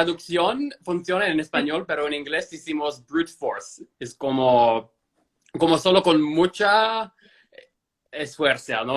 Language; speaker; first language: Spanish; non-native, fluent; English